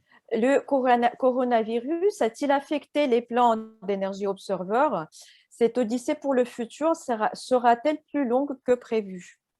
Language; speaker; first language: French; non-native, fluent; Russian